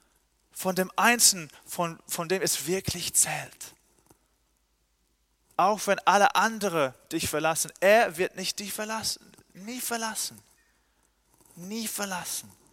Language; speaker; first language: German; non-native, fluent; English